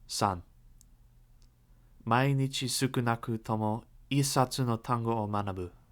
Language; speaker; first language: Japanese; non-native, learner; English